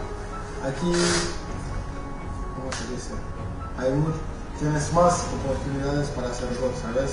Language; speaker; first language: Spanish; non-native, fluent; French